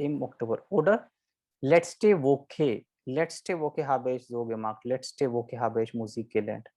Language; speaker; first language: German; non-native, fluent; Hindi